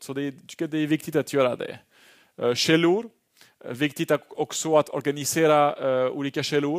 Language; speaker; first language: Swedish; non-native, fluent; French